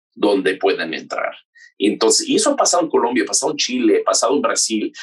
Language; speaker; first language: Spanish; non-native, fluent; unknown